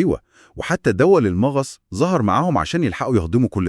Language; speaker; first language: Arabic; native; Arabic